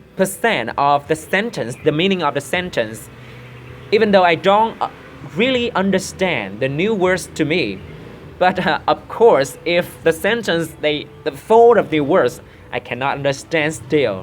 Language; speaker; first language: English; non-native, learner; Vietnamese